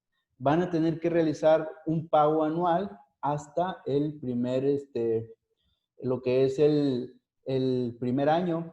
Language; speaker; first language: Spanish; native; Spanish